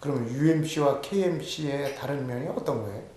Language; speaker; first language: Korean; native; Korean